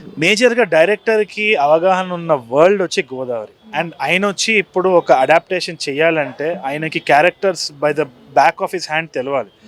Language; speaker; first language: Telugu; native; Telugu